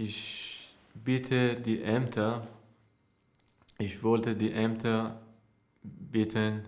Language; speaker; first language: German; non-native, learner; Persian